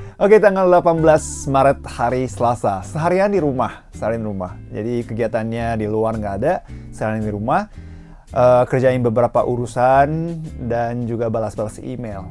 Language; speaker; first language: Indonesian; non-native, fluent; Japanese